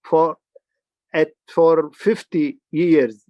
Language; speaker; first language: English; non-native, learner; Arabic